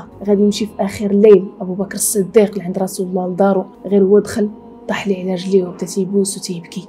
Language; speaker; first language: Arabic; native; Arabic